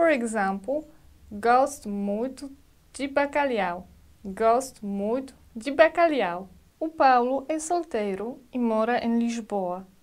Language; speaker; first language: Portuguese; non-native, fluent; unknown